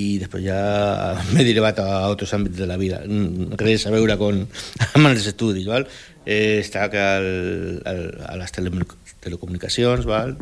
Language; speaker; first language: Catalan; early bilingual, other home language; Spanish